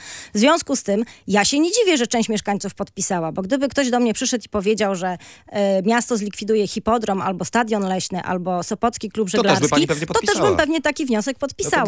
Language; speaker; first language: Polish; native; Polish